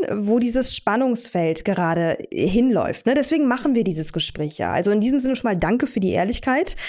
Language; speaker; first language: German; native; German